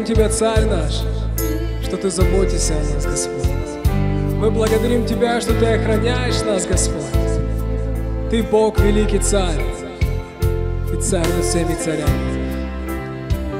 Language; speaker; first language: Russian; early bilingual, heritage; Russian